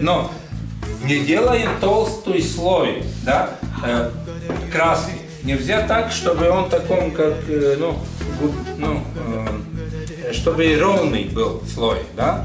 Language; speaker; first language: Russian; non-native, local second language; Latvian